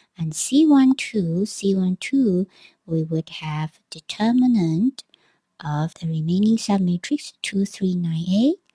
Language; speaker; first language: English; non-native, fluent; Chinese